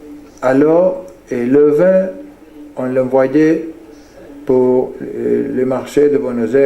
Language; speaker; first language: French; non-native, fluent; Spanish